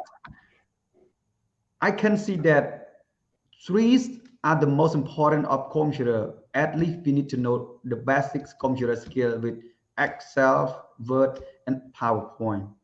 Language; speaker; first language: English; non-native, learner; Khmer